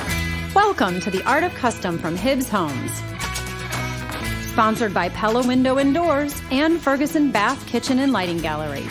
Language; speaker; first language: English; native; English